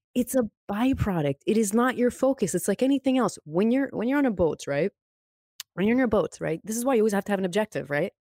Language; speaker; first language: English; native; English